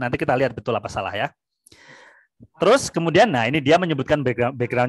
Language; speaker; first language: Indonesian; native; Indonesian